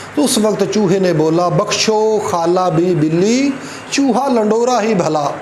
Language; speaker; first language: Urdu; non-native, local second language; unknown